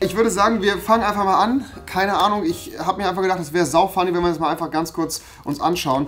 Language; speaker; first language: German; native; German